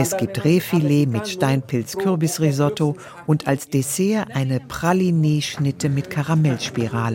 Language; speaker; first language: German; native; German